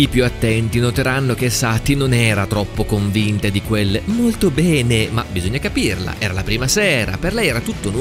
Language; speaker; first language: Italian; native; Italian